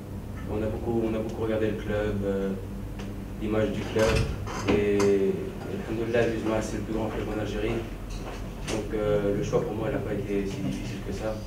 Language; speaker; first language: French; native; French